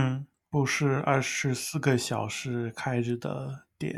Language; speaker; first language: Chinese; non-native, fluent; English